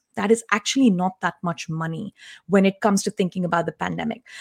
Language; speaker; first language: English; non-native, local second language; Tamil